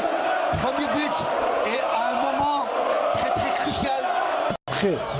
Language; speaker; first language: French; non-native, local second language; Arabic